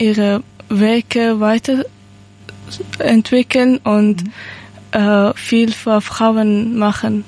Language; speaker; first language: German; non-native, learner; Persian